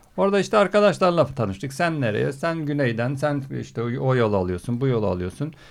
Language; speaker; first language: Turkish; early bilingual, heritage; Turkish